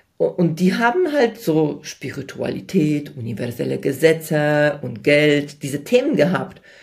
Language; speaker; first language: German; early bilingual, other home language; Polish